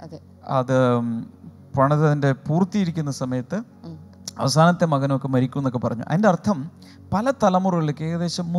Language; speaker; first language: Malayalam; native; Malayalam